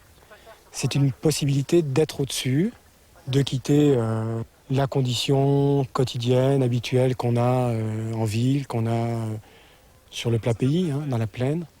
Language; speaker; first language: French; native; French